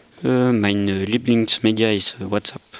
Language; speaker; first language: German; non-native, learner; French